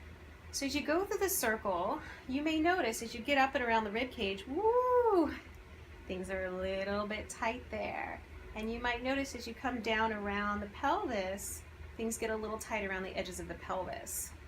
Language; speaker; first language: English; native; English